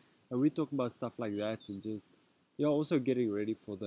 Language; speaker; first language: English; non-native, local second language; Afrikaans